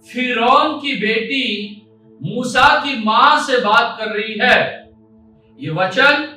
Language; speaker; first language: Hindi; non-native, local second language; Marathi